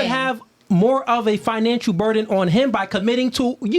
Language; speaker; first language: English; native; English